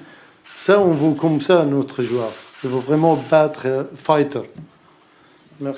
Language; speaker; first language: French; non-native, learner; Arabic